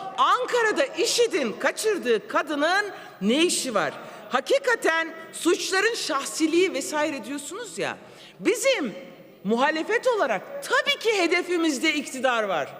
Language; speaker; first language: Turkish; non-native, local second language; Kurdish